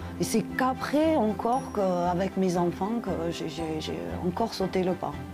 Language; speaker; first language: French; native; French